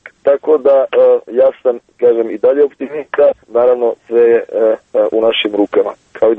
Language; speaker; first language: Serbian; native; Serbian